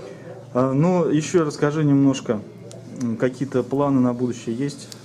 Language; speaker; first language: Russian; native; Russian